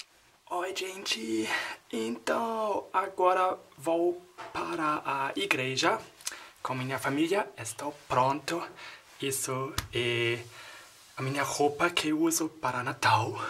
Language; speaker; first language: Portuguese; non-native, fluent; German